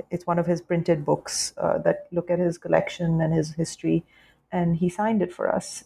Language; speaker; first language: English; non-native, local second language; Urdu